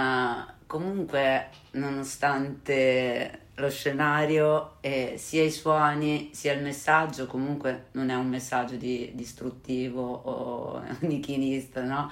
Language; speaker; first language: Italian; native; Italian